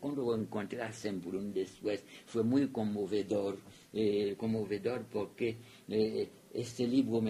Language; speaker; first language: Spanish; non-native, fluent; French